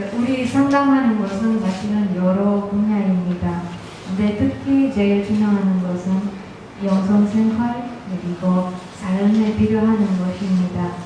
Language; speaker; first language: Korean; non-native, fluent; Romanian